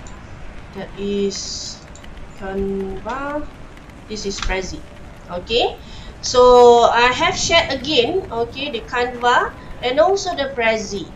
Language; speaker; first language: English; non-native, local second language; Malay